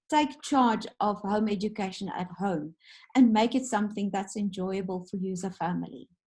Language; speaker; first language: English; non-native, local second language; Afrikaans